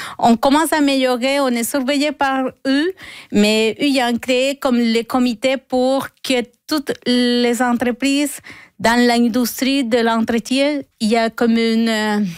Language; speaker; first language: French; non-native, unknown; Spanish